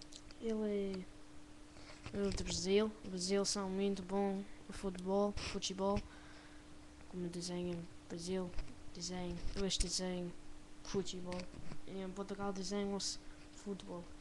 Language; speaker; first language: Portuguese; non-native, learner; English